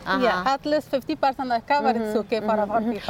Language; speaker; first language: English; non-native, fluent; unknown